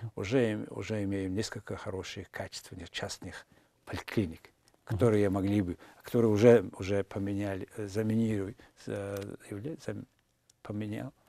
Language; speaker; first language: Russian; non-native, fluent; Mongolian